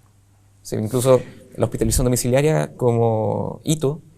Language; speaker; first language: Spanish; native; Spanish